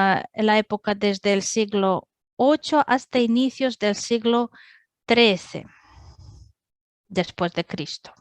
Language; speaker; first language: Spanish; non-native, fluent; Russian